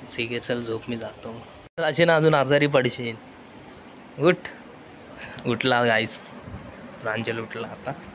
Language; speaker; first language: Marathi; native; Marathi